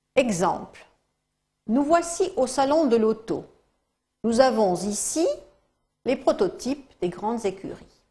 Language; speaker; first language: French; non-native, fluent; Spanish